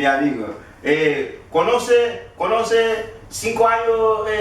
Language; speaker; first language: Spanish; non-native, learner; Haitian Creole